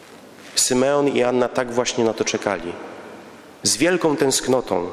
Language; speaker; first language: Polish; native; Polish